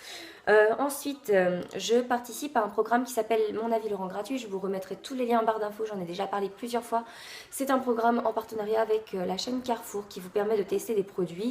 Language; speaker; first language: French; native; French